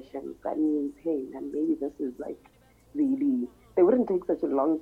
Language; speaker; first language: English; non-native, local second language; Southern Sotho